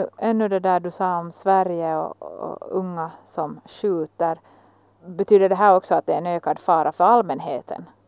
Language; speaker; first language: Swedish; native; Swedish